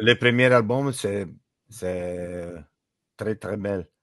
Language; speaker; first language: French; non-native, learner; Italian